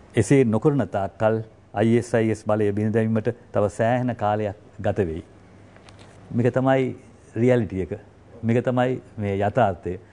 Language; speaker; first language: Sinhala; non-native, local second language; Tamil